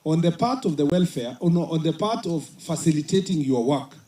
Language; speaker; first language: English; non-native, local second language; Swahili